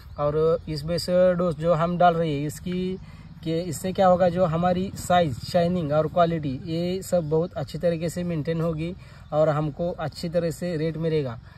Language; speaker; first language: Hindi; non-native, local second language; Marathi